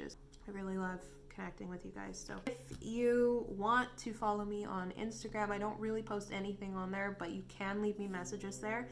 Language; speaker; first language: English; native; English